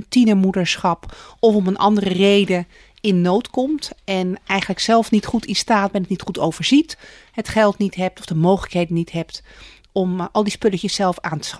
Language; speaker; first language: Dutch; native; Dutch